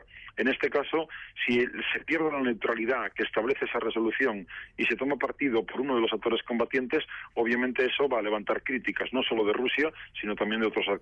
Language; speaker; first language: Spanish; native; Spanish